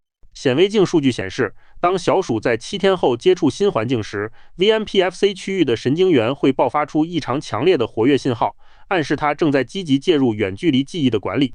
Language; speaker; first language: Chinese; native; Chinese